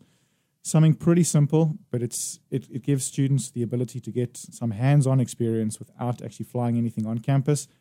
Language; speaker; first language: English; native; English